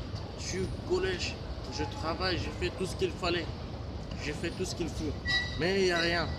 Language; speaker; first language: French; non-native, fluent; Bulgarian